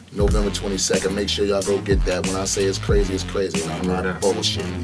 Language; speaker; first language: English; native; English